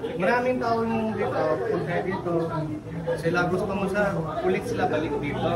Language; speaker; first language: Filipino; non-native, learner; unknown